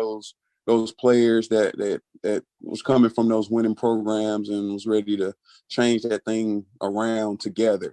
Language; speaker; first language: English; native; English